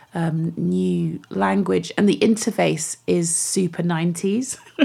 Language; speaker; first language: English; native; English